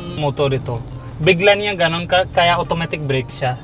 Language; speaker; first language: Filipino; non-native, learner; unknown